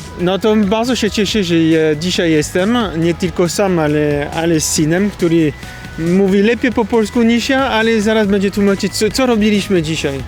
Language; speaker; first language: Polish; non-native, learner; French